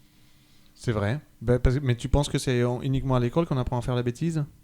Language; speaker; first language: French; native; French